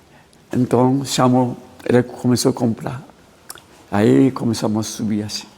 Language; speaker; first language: Portuguese; non-native, learner; Japanese